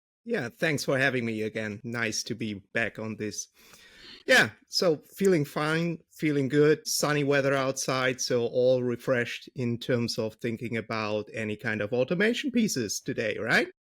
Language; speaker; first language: English; non-native, fluent; German